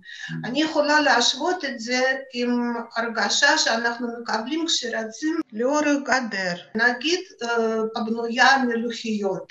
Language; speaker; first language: Hebrew; non-native, fluent; Russian